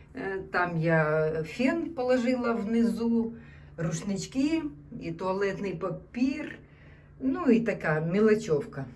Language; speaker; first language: Ukrainian; non-native, local second language; Russian